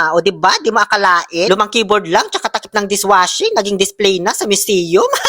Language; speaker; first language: Filipino; native; Filipino